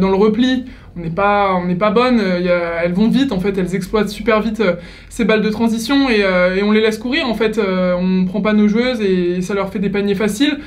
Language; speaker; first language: French; native; French